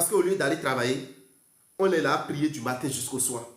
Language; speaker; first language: French; non-native, local second language; Fon